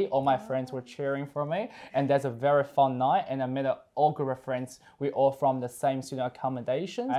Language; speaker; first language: English; non-native, fluent; Chinese